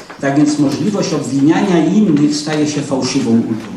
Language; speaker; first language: Polish; native; Polish